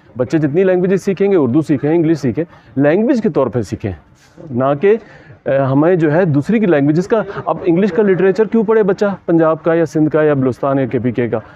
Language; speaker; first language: Urdu; non-native, local second language; Punjabi